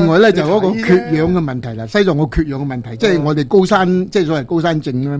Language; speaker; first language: Chinese; native; Chinese